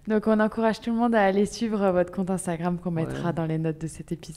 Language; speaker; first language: French; native; French